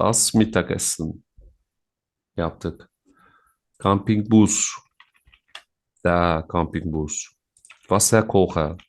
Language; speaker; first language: German; non-native, fluent; Turkish